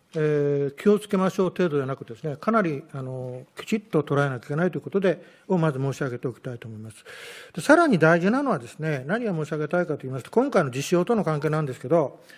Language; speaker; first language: Japanese; native; Japanese